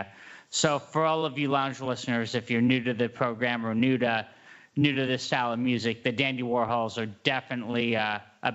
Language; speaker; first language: English; native; English